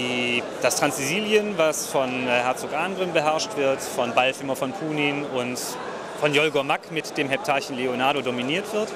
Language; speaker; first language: German; native; German